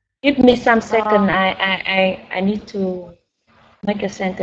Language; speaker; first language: English; non-native, learner; Vietnamese